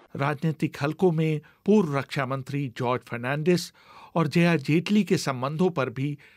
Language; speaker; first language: Hindi; native; Hindi